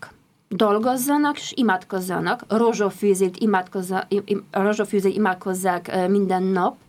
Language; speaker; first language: Hungarian; non-native, fluent; Polish